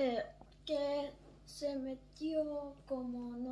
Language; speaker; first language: Spanish; early bilingual, heritage; German